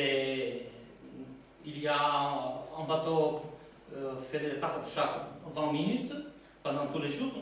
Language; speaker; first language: French; non-native, learner; Spanish